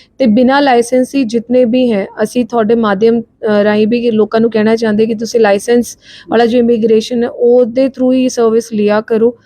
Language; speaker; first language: Punjabi; non-native, local second language; Hindi